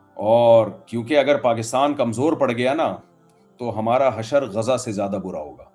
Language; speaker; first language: Urdu; native; Urdu